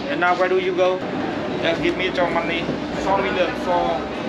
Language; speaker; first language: English; non-native, learner; Vietnamese